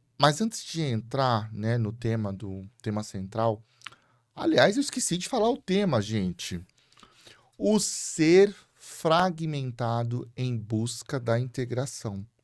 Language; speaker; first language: Portuguese; native; Portuguese